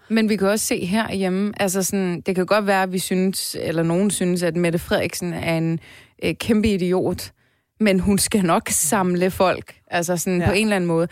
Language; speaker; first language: Danish; early bilingual, other home language; Turkish